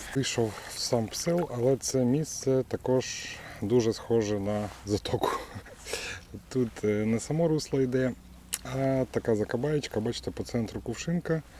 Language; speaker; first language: Ukrainian; non-native, local second language; Russian